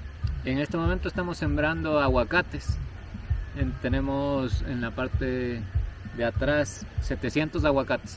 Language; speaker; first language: Spanish; native; Spanish